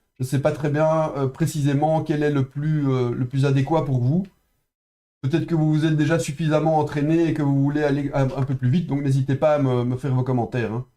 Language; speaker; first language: French; native; French